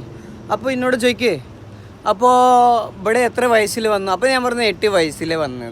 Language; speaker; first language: Malayalam; non-native, local second language; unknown